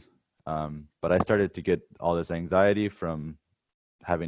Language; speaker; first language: English; native; English